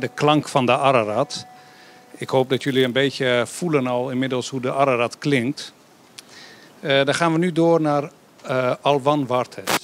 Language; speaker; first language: Dutch; native; Dutch